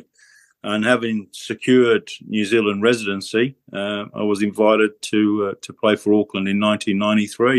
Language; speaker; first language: English; native; English